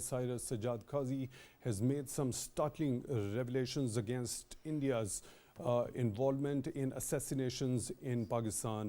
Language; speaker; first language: English; non-native, local second language; Urdu